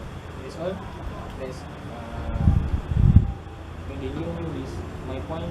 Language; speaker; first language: English; non-native, learner; Malay